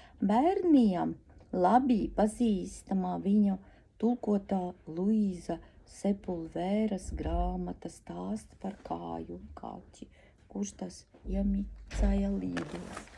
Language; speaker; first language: Latvian; non-native, local second language; Russian